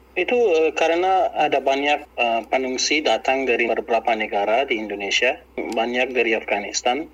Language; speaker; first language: Indonesian; non-native, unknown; Persian